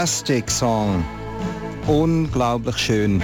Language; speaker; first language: German; native; German